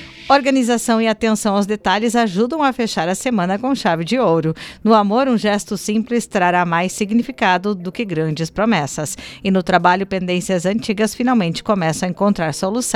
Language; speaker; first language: Portuguese; native; Portuguese